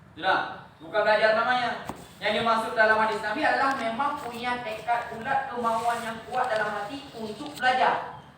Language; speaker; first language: Malay; non-native, local second language; Achinese